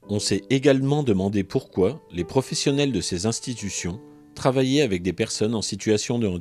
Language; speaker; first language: French; native; French